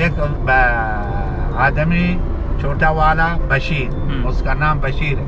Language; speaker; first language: Hindi; non-native, learner; Arabic